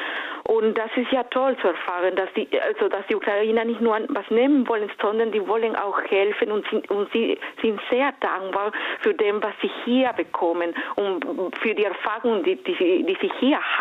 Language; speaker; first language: German; non-native, fluent; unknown